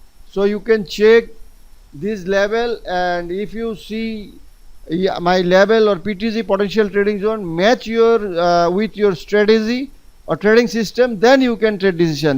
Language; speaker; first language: English; non-native, local second language; Bangla